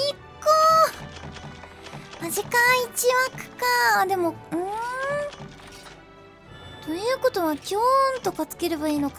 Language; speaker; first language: Japanese; native; Japanese